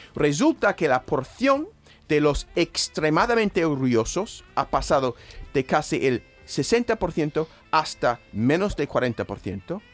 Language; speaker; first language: Spanish; non-native, fluent; English